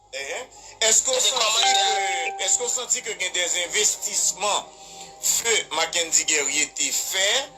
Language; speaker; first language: Haitian Creole; native; Haitian Creole